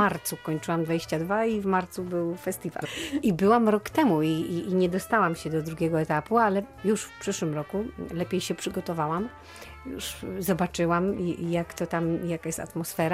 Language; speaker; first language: Polish; native; Polish